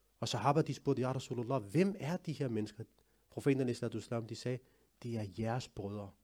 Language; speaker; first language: Danish; early bilingual, other home language; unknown